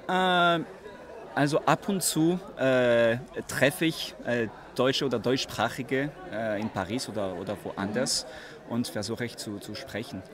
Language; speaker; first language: German; non-native, learner; French